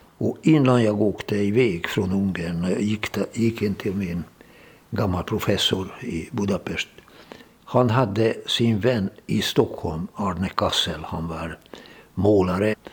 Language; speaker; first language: Swedish; non-native, fluent; Hungarian